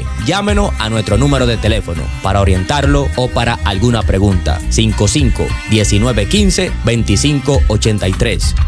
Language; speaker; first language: Spanish; native; Spanish